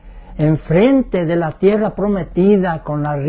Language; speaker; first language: Spanish; native; Spanish